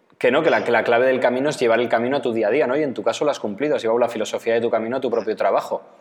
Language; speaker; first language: Spanish; native; Spanish